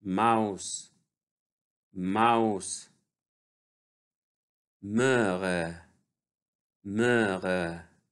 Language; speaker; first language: German; non-native, fluent; Arabic